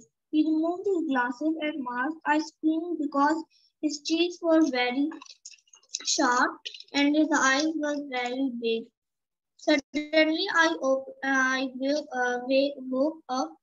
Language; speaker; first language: English; non-native, learner; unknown